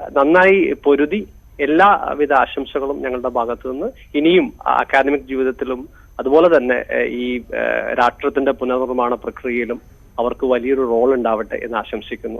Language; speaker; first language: Malayalam; native; Malayalam